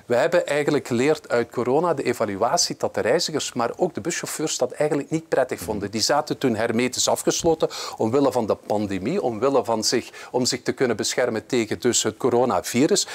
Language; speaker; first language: Dutch; native; Dutch